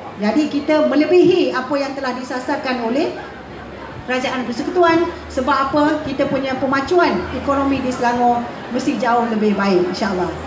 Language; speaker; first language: Malay; native; Malay